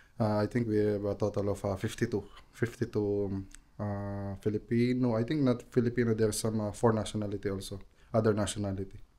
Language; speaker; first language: English; non-native, local second language; Filipino